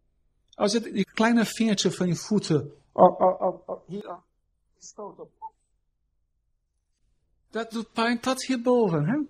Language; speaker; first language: Dutch; non-native, fluent; Portuguese